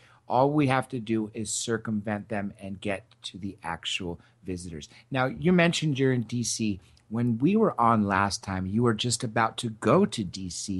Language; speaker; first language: English; native; English